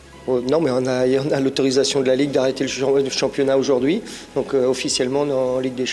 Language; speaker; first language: French; native; French